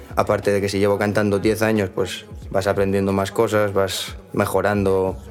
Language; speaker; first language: Spanish; native; Spanish